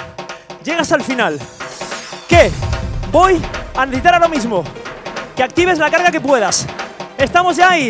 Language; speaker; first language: Spanish; native; Spanish